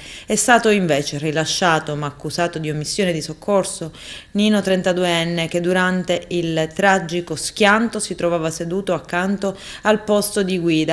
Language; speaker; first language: Italian; native; Italian